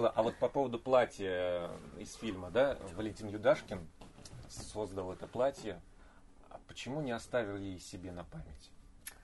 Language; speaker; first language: Russian; native; Russian